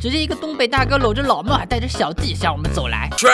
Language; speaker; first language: Chinese; native; Chinese